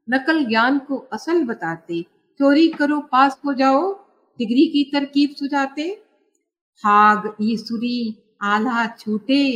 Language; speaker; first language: Hindi; native; Hindi